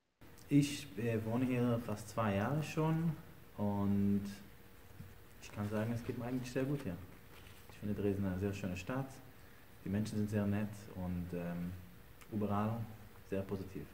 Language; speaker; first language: German; non-native, fluent; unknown